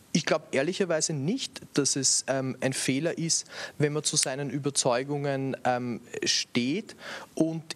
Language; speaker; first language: German; native; German